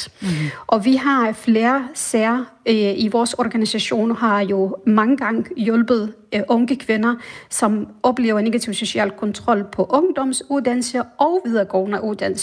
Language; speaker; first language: Danish; non-native, fluent; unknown